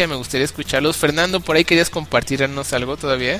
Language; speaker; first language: Spanish; native; Spanish